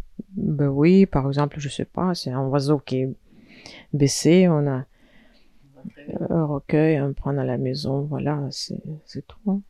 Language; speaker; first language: French; non-native, fluent; Russian